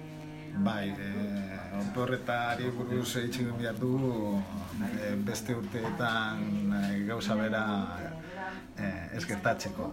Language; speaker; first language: Basque; non-native, learner; Spanish